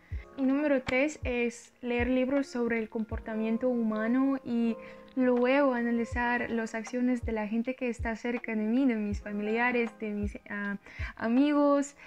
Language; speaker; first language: Spanish; non-native, learner; Russian